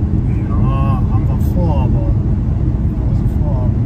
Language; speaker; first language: German; native; German